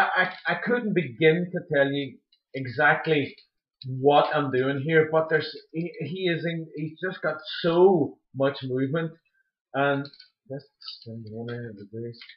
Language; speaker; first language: English; native; English